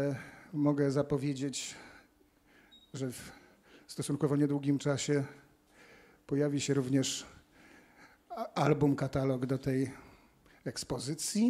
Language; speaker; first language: Polish; native; Polish